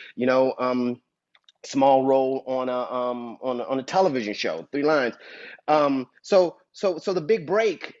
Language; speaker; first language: English; native; English